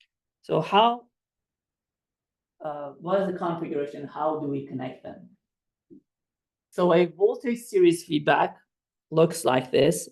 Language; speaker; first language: English; non-native, fluent; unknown